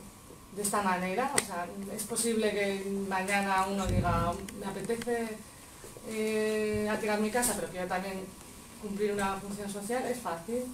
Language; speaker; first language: Spanish; native; Spanish